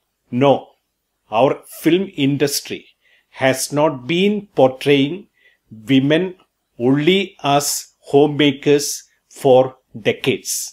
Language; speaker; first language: English; non-native, local second language; Malayalam